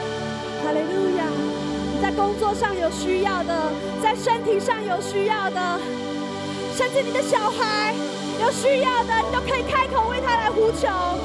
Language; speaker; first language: Chinese; native; Chinese